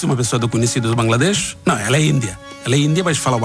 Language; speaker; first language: Portuguese; non-native, learner; Bangla